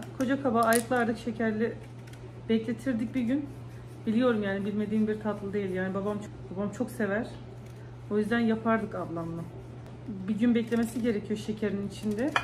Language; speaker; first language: Turkish; native; Turkish